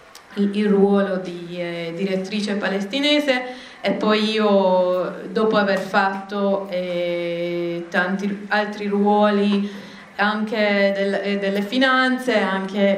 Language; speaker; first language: Italian; non-native, fluent; Hebrew